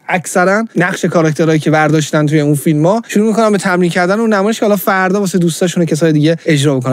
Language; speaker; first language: Persian; native; Persian